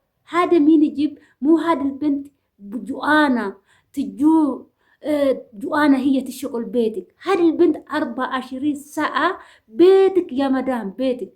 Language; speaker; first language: Arabic; non-native, learner; Oromo